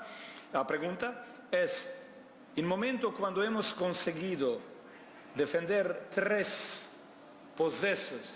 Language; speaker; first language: Spanish; non-native, fluent; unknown